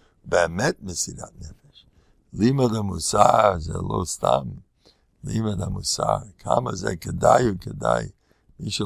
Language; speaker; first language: Hebrew; non-native, fluent; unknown